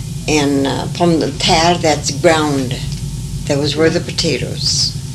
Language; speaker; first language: English; early bilingual, other home language; French